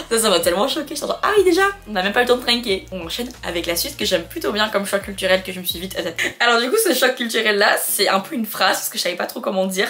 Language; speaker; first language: French; non-native, fluent; Khmer